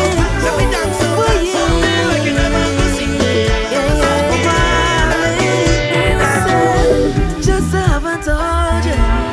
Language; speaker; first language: English; non-native, fluent; German